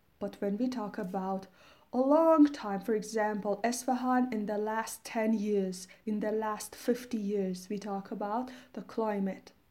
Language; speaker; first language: English; non-native, fluent; Persian